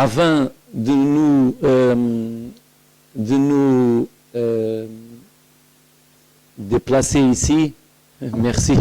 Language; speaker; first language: French; non-native, learner; Portuguese